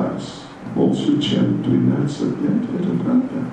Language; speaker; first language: Russian; non-native, learner; English